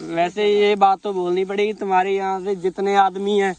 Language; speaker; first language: Hindi; non-native, local second language; Punjabi